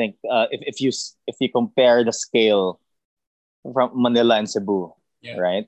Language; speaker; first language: English; non-native, local second language; Cebuano